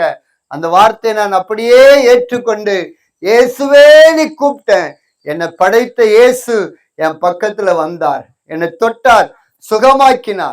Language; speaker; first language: Tamil; native; Tamil